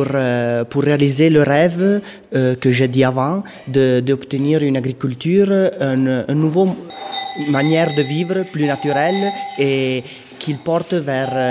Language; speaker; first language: French; non-native, local second language; Italian